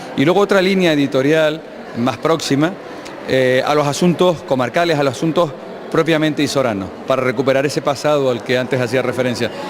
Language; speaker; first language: Spanish; native; Spanish